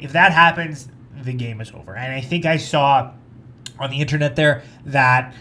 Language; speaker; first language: English; native; English